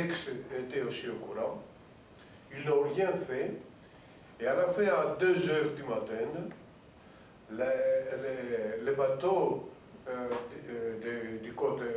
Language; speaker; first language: French; non-native, fluent; Greek